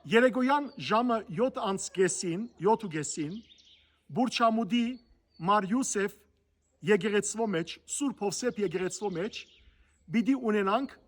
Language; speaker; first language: Armenian; early bilingual, heritage; Armenian